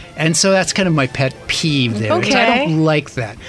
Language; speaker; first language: English; native; English